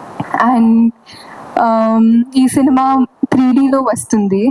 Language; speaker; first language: Telugu; non-native, fluent; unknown